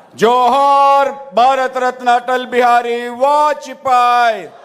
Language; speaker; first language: Hindi; non-native, local second language; Telugu